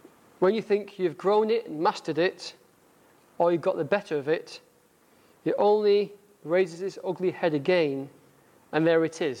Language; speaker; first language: English; native; English